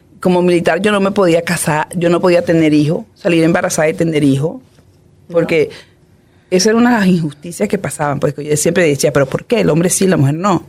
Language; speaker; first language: Spanish; native; Spanish